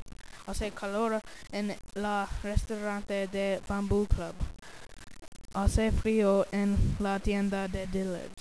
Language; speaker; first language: Spanish; non-native, learner; English